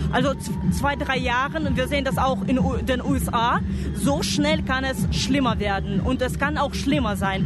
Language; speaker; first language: German; non-native, fluent; Russian